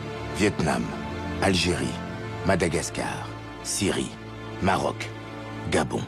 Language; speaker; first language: French; native; French